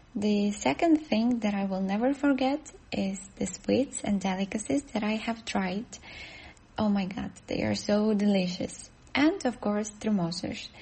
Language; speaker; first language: English; non-native, fluent; Ukrainian